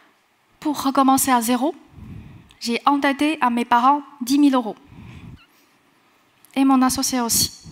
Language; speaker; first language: French; non-native, fluent; Chinese